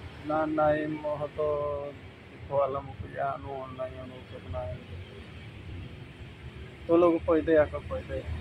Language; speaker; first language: Filipino; non-native, learner; Punjabi